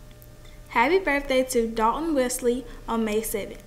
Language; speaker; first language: English; native; English